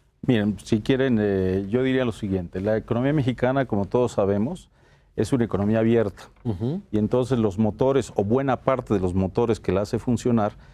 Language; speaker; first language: Spanish; native; Spanish